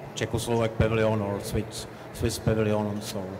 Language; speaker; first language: English; non-native, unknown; Czech